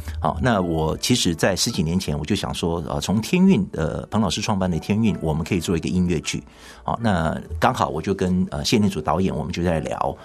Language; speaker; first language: Chinese; native; Chinese